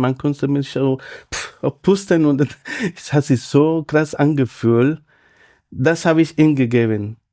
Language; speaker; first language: German; non-native, fluent; Spanish